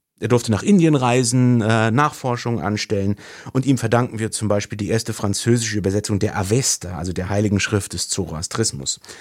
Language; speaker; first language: German; native; German